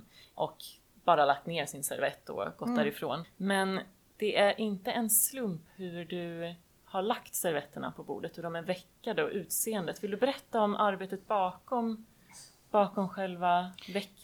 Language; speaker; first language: Swedish; native; Swedish